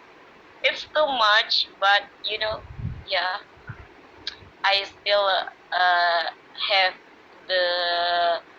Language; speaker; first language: English; non-native, learner; Indonesian